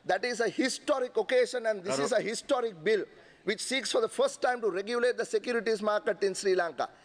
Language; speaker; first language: English; non-native, local second language; Sinhala